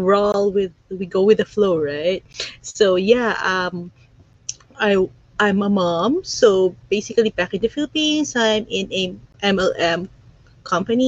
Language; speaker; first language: English; non-native, local second language; Filipino